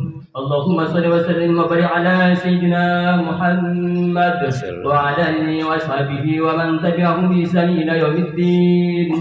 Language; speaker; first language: Indonesian; native; Indonesian